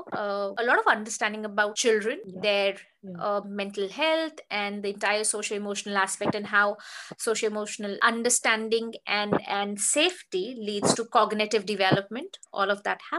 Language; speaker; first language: English; non-native, local second language; Hindi